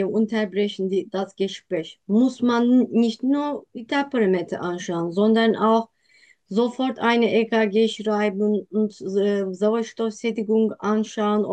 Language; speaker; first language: German; non-native, learner; Turkish